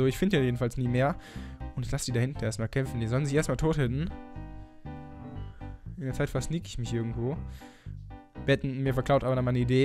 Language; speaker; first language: German; native; German